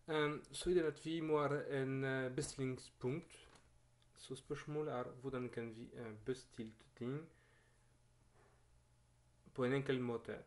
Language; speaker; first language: Norwegian; non-native, learner; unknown